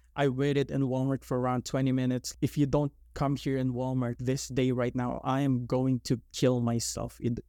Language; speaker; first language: English; non-native, local second language; Filipino